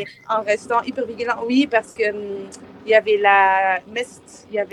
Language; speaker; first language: French; non-native, fluent; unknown